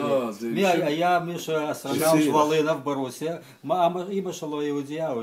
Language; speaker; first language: Hebrew; non-native, learner; Russian